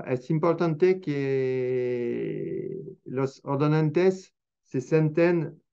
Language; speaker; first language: Spanish; non-native, fluent; French